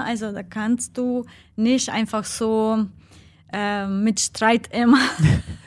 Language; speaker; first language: German; non-native, fluent; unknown